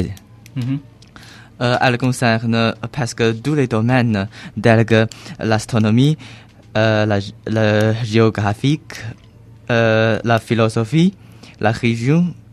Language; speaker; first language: French; non-native, learner; Chinese